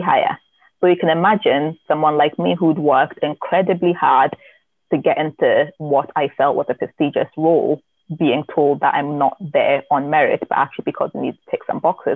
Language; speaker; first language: English; native; English